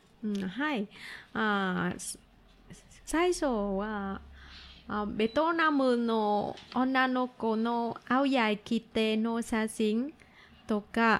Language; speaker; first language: Japanese; non-native, learner; Vietnamese